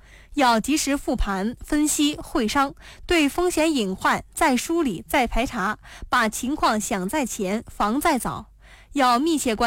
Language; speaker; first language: Chinese; native; Chinese